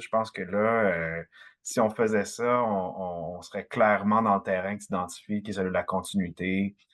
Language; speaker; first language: French; native; French